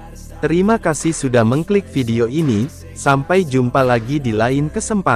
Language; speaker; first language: Indonesian; native; Indonesian